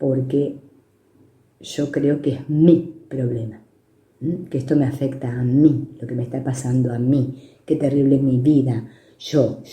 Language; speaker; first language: Spanish; native; Spanish